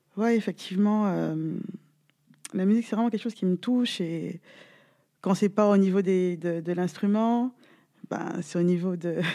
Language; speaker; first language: French; native; French